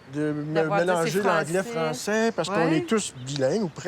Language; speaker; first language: French; native; French